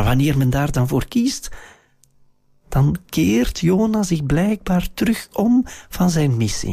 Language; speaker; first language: Dutch; native; Dutch